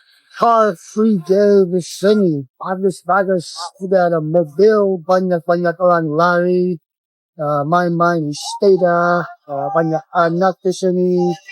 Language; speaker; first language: Indonesian; non-native, learner; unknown